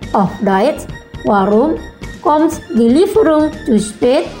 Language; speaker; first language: German; non-native, fluent; Indonesian